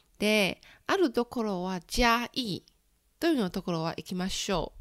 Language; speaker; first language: Japanese; non-native, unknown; Chinese